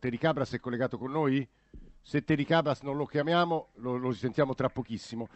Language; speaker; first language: Italian; native; Italian